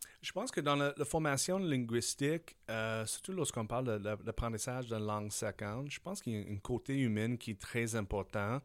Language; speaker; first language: French; non-native, fluent; English